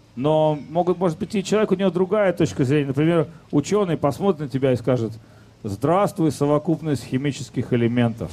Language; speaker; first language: Russian; native; Russian